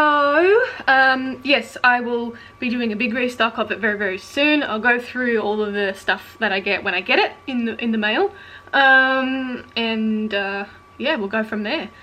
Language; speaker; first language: English; native; English